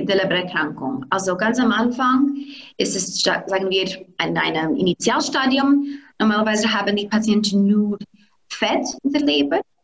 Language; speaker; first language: German; non-native, fluent; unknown